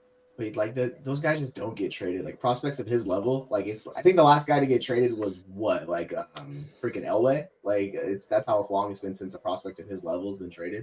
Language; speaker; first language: English; native; English